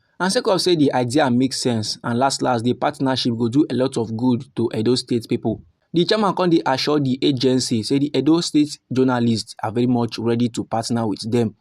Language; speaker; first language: Nigerian Pidgin; native; Nigerian Pidgin